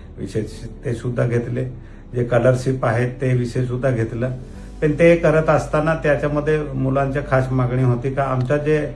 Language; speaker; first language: Marathi; non-native, local second language; Bhili